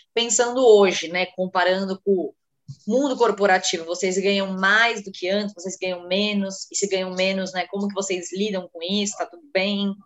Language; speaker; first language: Portuguese; native; Portuguese